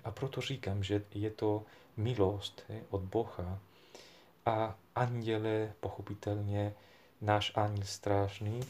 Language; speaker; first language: Czech; non-native, fluent; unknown